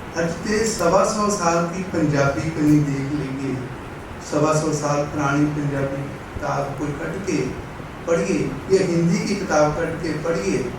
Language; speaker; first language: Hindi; non-native, local second language; Punjabi